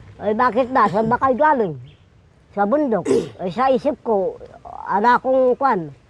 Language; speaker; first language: Filipino; native; Filipino